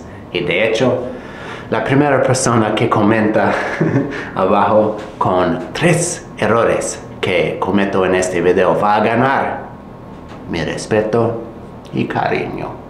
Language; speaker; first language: Spanish; non-native, fluent; English